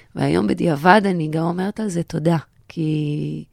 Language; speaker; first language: Hebrew; native; Hebrew